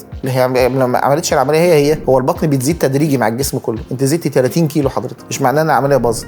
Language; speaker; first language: Arabic; native; Arabic